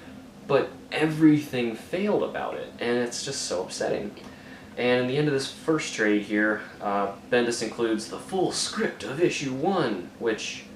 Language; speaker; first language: English; native; English